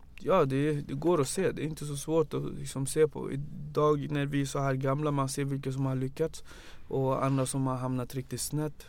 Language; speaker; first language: Swedish; early bilingual, other home language; Wolof